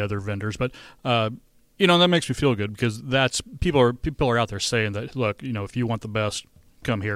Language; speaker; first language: English; native; English